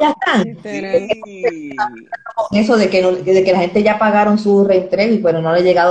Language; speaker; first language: Spanish; native; Spanish